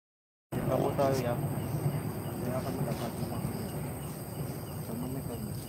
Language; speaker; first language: Indonesian; non-native, local second language; Javanese